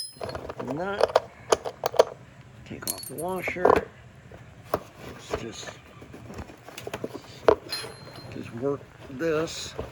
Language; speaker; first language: English; native; English